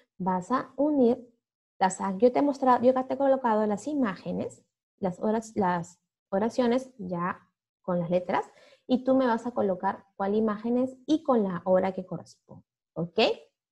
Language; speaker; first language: Spanish; native; Spanish